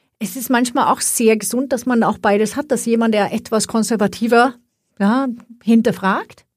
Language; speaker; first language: German; non-native, fluent; Swedish